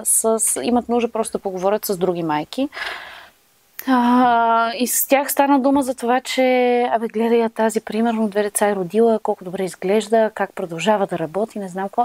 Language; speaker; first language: Bulgarian; native; Bulgarian